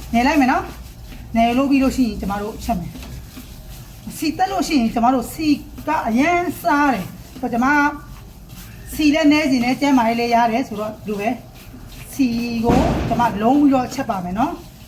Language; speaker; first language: Burmese; native; Burmese